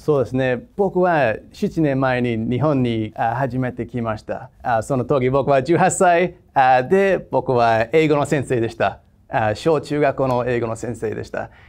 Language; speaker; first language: Japanese; non-native, fluent; English